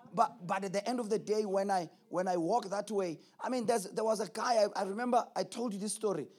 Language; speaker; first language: English; non-native, local second language; Zulu